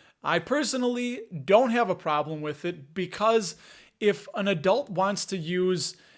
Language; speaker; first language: English; native; English